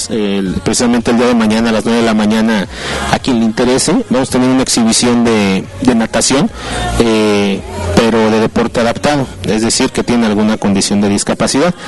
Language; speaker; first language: Spanish; native; Spanish